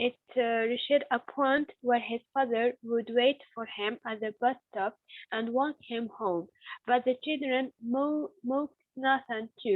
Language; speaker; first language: English; non-native, learner; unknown